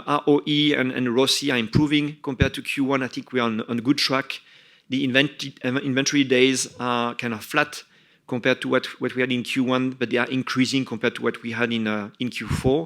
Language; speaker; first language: English; non-native, fluent; French